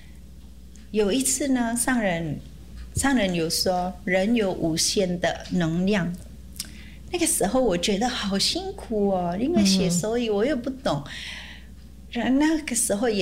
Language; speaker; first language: Chinese; non-native, fluent; Indonesian